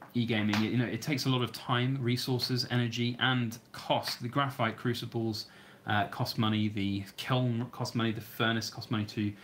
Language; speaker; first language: English; native; English